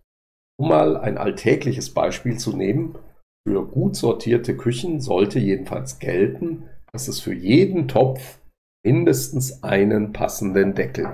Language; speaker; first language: German; native; German